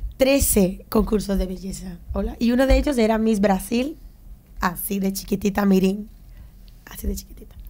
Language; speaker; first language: Spanish; non-native, fluent; Portuguese